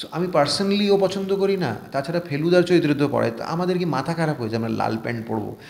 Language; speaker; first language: Bangla; early bilingual, heritage; Bangla